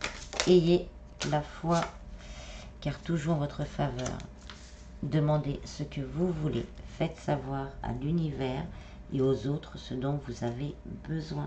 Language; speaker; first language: French; native; French